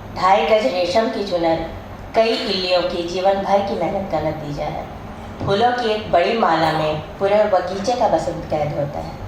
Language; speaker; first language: Hindi; native; Hindi